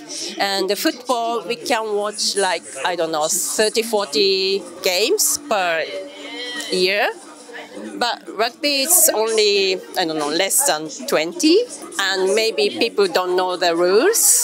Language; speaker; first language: English; non-native, fluent; Japanese